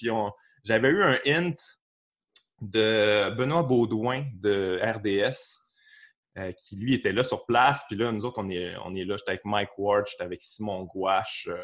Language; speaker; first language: French; native; French